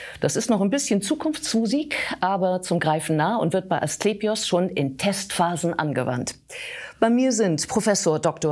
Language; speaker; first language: German; native; German